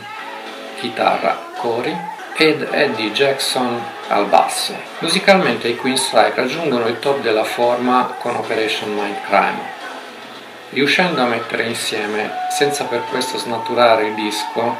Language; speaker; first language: Italian; native; Italian